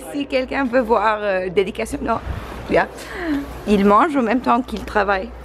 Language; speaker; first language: French; non-native, learner; English